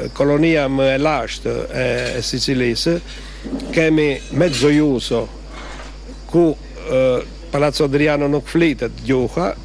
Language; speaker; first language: Albanian; early bilingual, heritage; Albanian